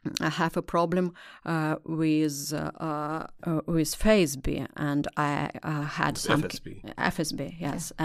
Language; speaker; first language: English; non-native, learner; Russian